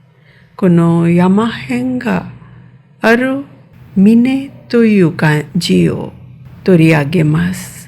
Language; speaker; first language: Japanese; non-native, fluent; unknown